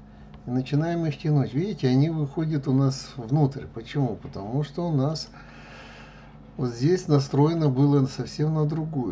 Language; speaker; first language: Russian; native; Russian